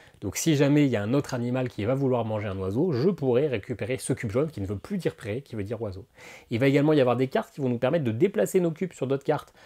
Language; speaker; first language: French; native; French